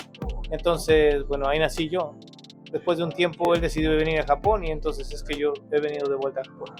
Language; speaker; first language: Spanish; early bilingual, heritage; Spanish